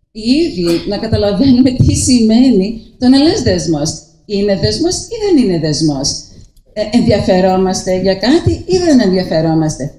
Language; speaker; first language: Greek; early bilingual, heritage; Greek